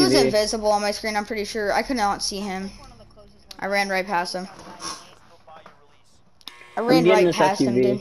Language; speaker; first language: English; native; English